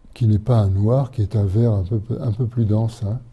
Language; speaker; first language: French; native; French